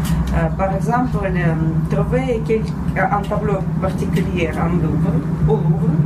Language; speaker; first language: French; non-native, fluent; Russian